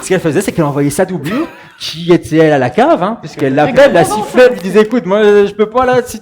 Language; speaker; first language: French; native; French